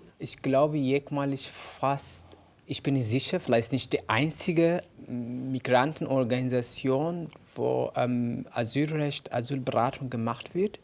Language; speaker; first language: German; non-native, fluent; Kurdish